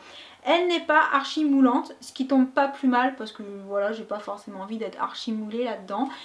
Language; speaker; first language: French; native; French